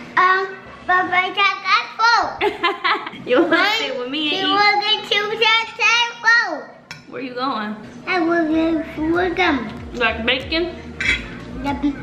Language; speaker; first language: English; native; English